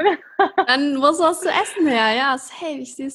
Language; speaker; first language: German; native; German